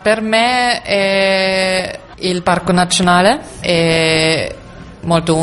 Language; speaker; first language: Italian; non-native, learner; German